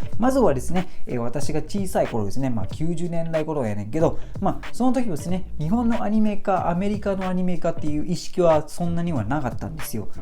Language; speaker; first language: Japanese; non-native, fluent; Malay